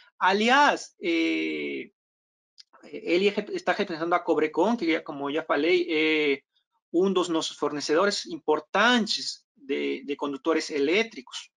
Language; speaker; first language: Portuguese; non-native, fluent; Spanish